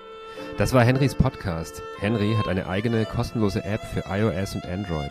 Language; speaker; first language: German; native; German